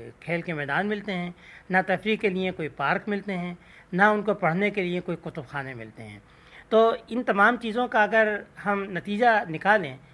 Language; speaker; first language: Urdu; non-native, local second language; Sindhi